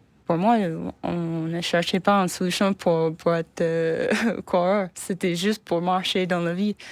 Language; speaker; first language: French; non-native, fluent; English